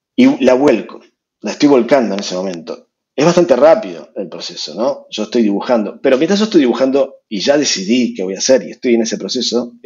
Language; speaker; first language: Spanish; native; Spanish